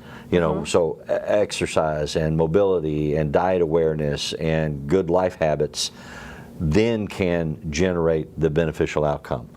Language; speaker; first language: English; native; English